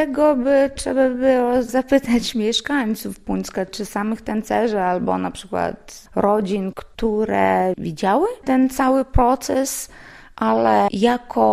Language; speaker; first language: Polish; non-native, local second language; Lithuanian